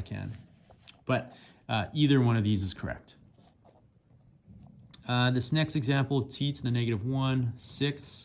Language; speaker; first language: English; native; English